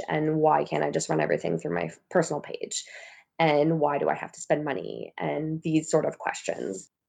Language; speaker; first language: English; native; English